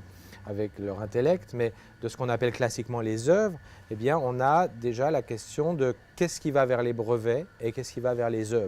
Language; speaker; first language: French; native; French